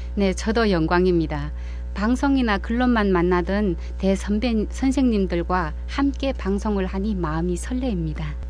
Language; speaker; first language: Korean; early bilingual, heritage; Korean